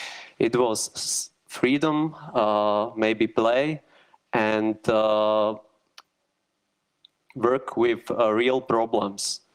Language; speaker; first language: English; non-native, learner; Slovak